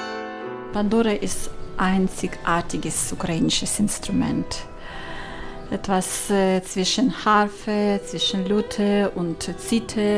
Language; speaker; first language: German; non-native, learner; Ukrainian